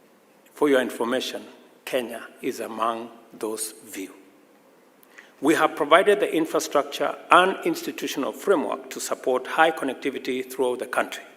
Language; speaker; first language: English; non-native, local second language; Swahili